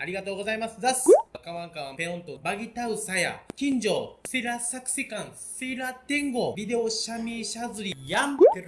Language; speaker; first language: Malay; non-native, fluent; Japanese